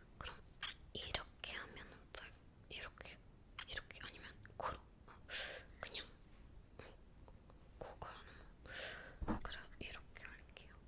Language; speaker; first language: Korean; non-native, learner; English